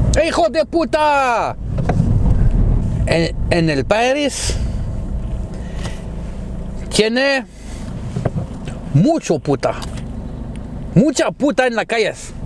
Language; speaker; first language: Spanish; non-native, learner; French